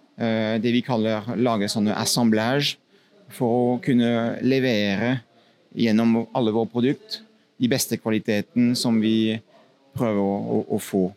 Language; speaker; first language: Norwegian; non-native, fluent; French